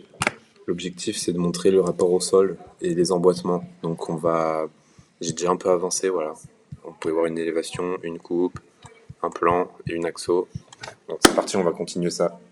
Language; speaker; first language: French; native; French